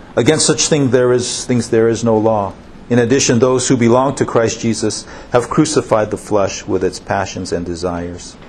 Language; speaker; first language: English; early bilingual, other home language; Japanese